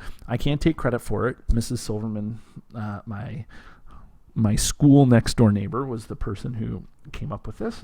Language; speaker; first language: English; native; English